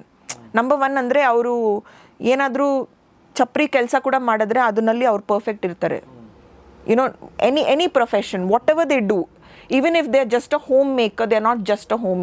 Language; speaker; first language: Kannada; non-native, local second language; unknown